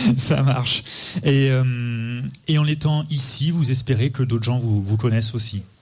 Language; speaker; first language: French; native; French